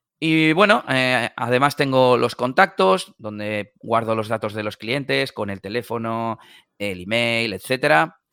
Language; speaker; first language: Spanish; native; Spanish